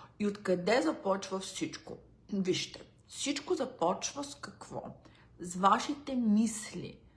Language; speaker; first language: Bulgarian; early bilingual, heritage; Bulgarian